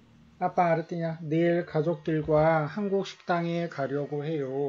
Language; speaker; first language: Korean; native; Korean